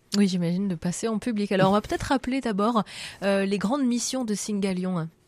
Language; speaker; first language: French; native; French